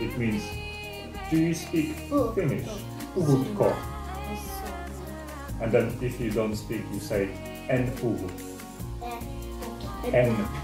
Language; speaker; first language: English; non-native, fluent; Russian